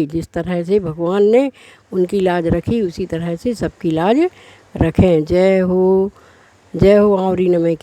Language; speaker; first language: Hindi; native; Hindi